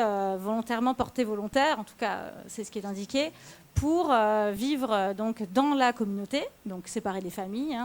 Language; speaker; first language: French; native; French